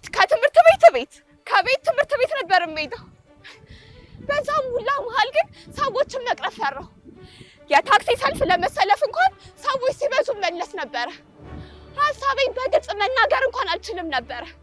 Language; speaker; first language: Amharic; native; Amharic